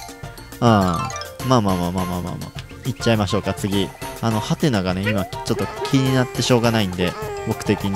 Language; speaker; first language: Japanese; native; Japanese